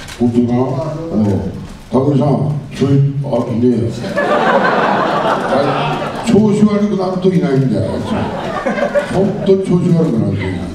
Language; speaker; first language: Japanese; native; Japanese